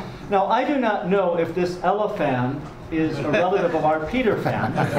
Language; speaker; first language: English; native; English